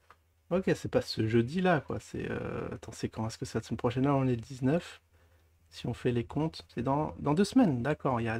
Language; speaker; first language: French; native; French